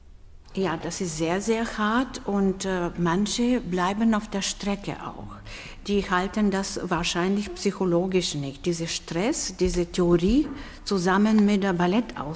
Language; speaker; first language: German; non-native, fluent; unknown